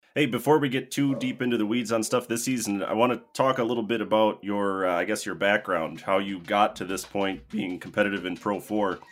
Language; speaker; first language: English; native; English